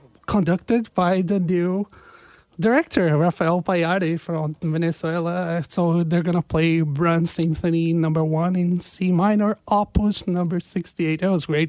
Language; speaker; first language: English; non-native, fluent; Portuguese